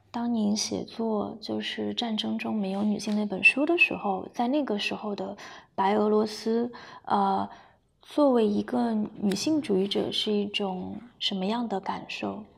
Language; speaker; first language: Chinese; native; Chinese